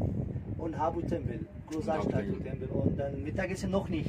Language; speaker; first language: German; non-native, learner; Arabic